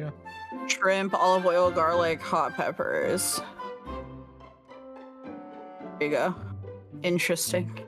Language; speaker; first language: English; native; English